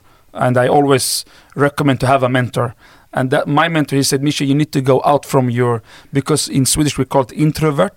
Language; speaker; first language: English; non-native, fluent; Swedish